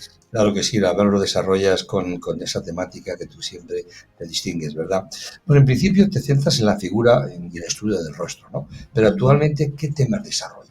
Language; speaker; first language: Spanish; native; Spanish